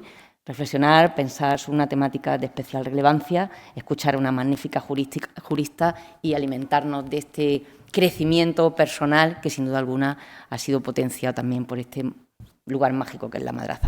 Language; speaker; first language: Spanish; native; Spanish